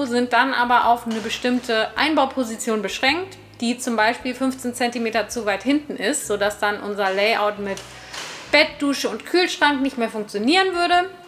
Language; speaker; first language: German; native; German